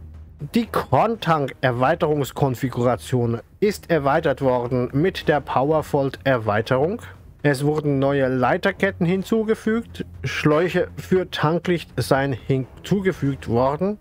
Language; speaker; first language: German; native; German